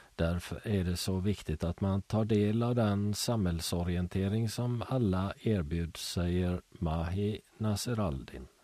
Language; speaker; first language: Swedish; native; Swedish